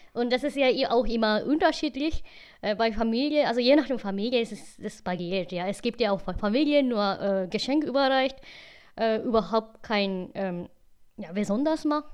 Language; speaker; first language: German; non-native, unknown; Japanese